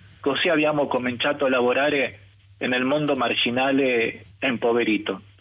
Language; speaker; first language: Italian; non-native, fluent; Spanish